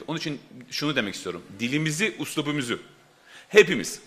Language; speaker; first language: Turkish; native; Turkish